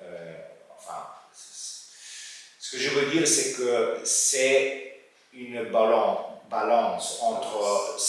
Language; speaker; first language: French; non-native, fluent; Italian